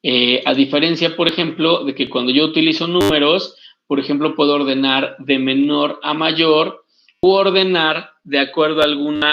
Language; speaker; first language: Spanish; native; Spanish